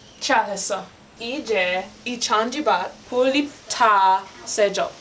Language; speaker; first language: Korean; non-native, learner; English